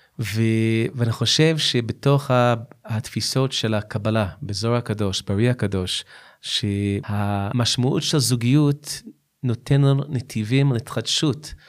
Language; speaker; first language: Hebrew; non-native, fluent; English